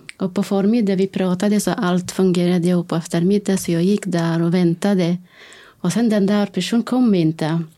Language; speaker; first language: Swedish; non-native, fluent; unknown